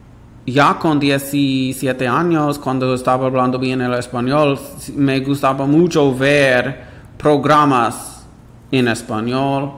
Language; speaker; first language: Spanish; non-native, fluent; English